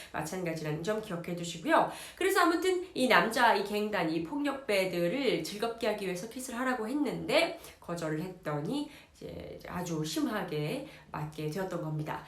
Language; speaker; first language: Korean; native; Korean